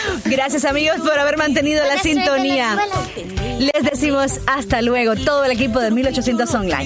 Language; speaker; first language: Spanish; native; Spanish